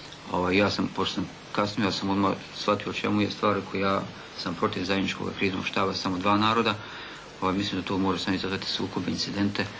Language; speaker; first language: Bosnian; native; Bosnian